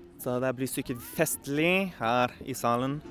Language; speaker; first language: Norwegian; non-native, learner; English